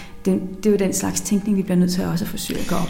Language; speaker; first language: Danish; native; Danish